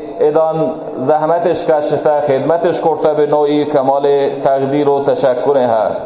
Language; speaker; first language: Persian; non-native, local second language; Baluchi